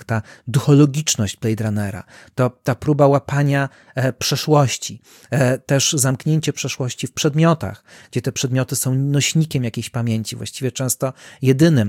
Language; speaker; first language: Polish; native; Polish